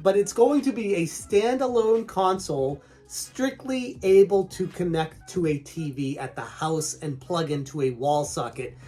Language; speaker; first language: English; native; English